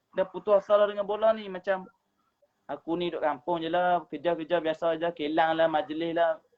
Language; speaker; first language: Malay; native; Malay